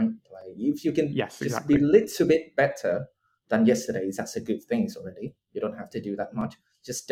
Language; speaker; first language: English; non-native, fluent; Vietnamese